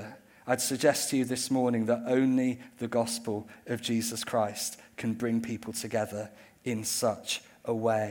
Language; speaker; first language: English; native; English